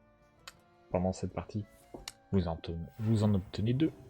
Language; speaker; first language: French; native; French